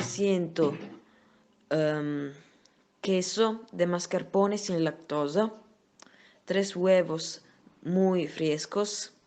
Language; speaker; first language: Spanish; non-native, learner; Italian